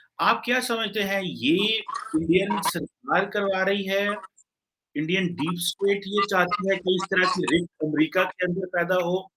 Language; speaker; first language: Urdu; non-native, local second language; Punjabi